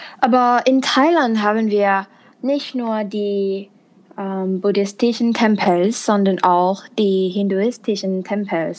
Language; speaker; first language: German; non-native, fluent; Thai